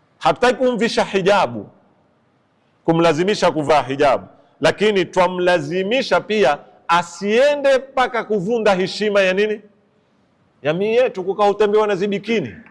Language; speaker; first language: Swahili; native; Swahili